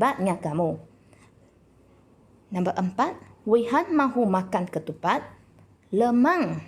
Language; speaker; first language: Indonesian; non-native, local second language; Chinese